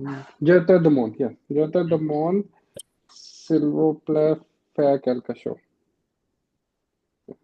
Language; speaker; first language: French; non-native, learner; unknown